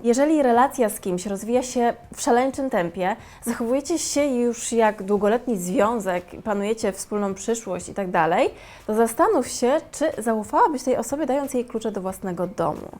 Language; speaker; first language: Polish; native; Polish